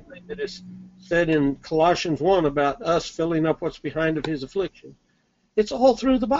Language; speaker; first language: English; native; English